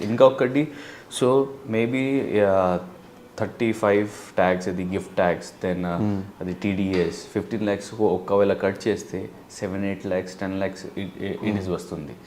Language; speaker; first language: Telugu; non-native, learner; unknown